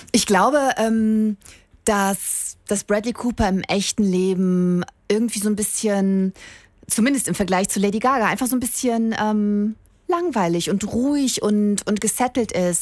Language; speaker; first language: German; native; German